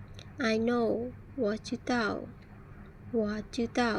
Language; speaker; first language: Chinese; non-native, learner; Khmer